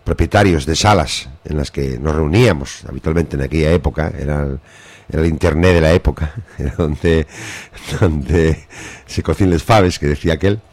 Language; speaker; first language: Spanish; native; Spanish